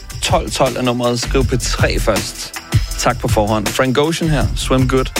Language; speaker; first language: Danish; native; Danish